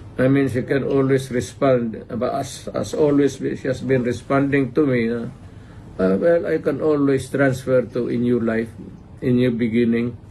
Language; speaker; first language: English; non-native, local second language; Cebuano